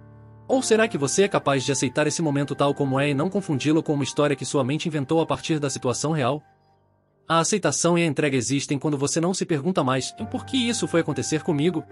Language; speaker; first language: Portuguese; native; Portuguese